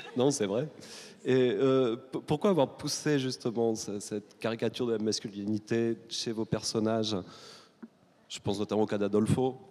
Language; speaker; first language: French; native; French